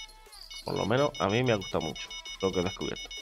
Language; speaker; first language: Spanish; native; Spanish